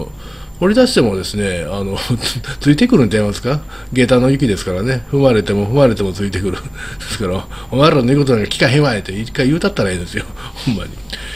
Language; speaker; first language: Japanese; native; Japanese